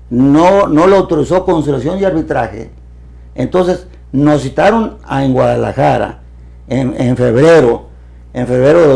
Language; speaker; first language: Spanish; native; Spanish